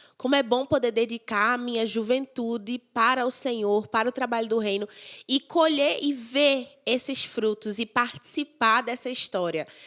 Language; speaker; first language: Portuguese; native; Portuguese